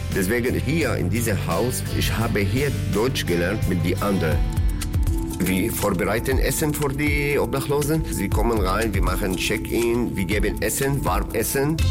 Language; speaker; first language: German; non-native, learner; Arabic